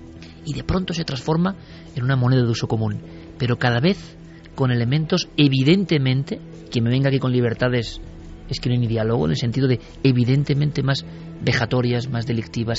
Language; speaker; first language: Spanish; native; Spanish